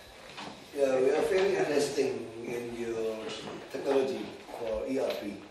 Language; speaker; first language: English; non-native, learner; Indonesian